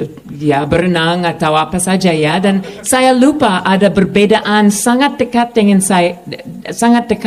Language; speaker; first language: Indonesian; non-native, fluent; English